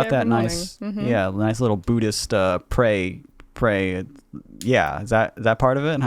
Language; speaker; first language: English; native; English